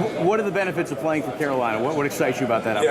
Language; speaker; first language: English; native; English